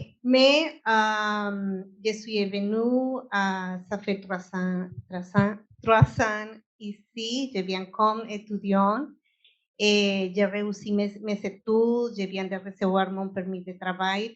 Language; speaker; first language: French; non-native, learner; Spanish